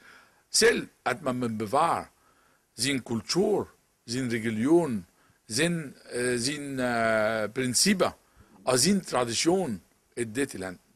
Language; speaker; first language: Danish; non-native, local second language; Arabic